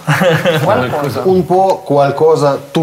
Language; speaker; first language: Italian; non-native, fluent; Russian